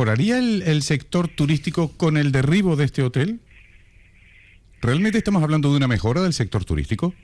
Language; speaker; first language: Spanish; native; Spanish